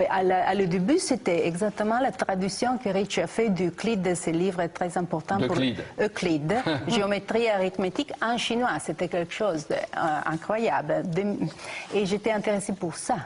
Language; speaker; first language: French; non-native, fluent; Italian